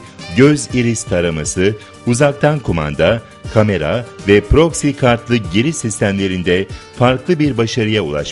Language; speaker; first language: Turkish; native; Turkish